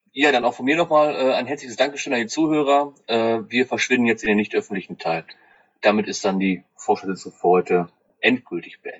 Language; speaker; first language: German; native; German